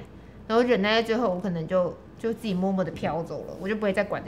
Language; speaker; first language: Chinese; native; Chinese